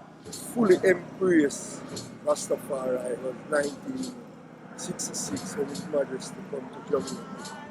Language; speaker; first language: English; native; English